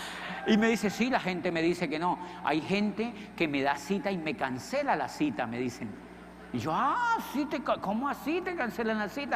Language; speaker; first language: Spanish; native; Spanish